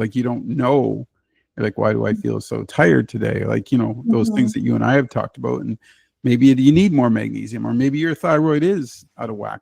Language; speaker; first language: English; native; English